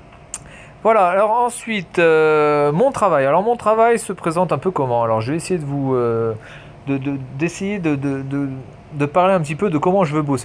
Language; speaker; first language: French; native; French